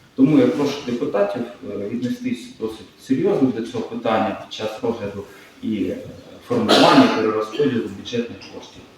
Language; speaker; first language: Ukrainian; native; Ukrainian